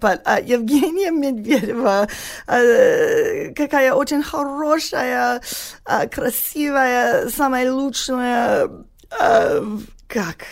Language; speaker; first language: Russian; non-native, learner; English